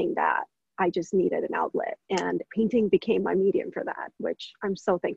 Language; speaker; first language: English; non-native, local second language; Gujarati